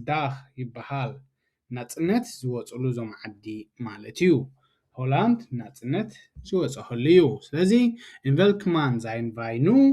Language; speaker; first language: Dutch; non-native, fluent; Tigrinya